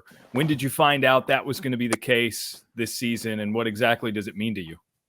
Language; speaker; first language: English; native; English